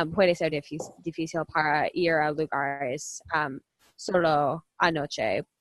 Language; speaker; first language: Spanish; non-native, learner; English